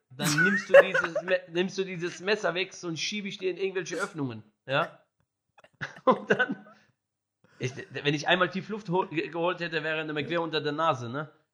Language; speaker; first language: German; early bilingual, other home language; Arabic